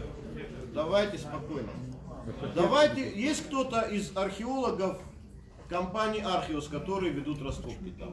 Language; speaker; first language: Russian; native; Russian